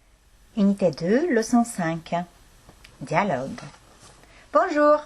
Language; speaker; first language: French; non-native, fluent; Estonian